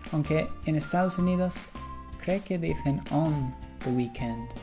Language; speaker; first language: Spanish; non-native, fluent; English